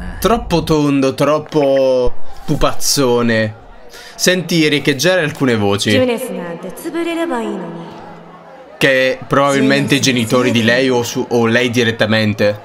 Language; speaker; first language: Italian; native; Italian